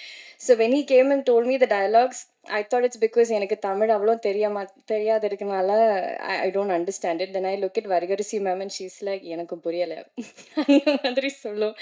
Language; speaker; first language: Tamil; non-native, learner; Malayalam